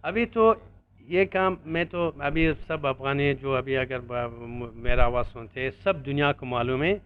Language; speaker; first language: Hindi; non-native, learner; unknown